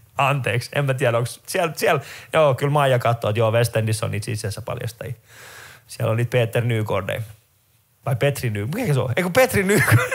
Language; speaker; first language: Finnish; early bilingual, other home language; Persian